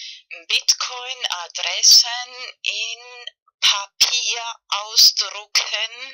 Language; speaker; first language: German; non-native, learner; Spanish